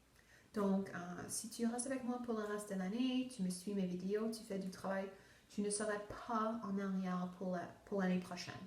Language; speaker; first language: French; non-native, local second language; English